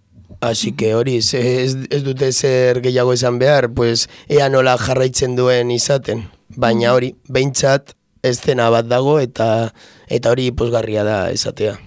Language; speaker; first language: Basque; non-native, local second language; Spanish